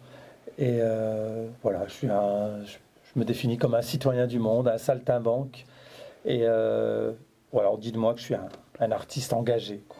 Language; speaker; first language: French; native; French